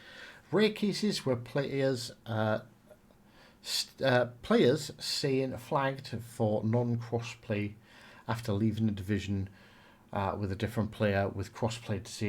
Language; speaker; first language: English; native; English